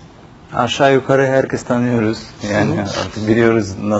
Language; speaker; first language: Turkish; non-native, fluent; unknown